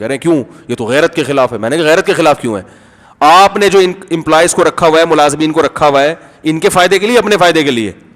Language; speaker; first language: Urdu; native; Urdu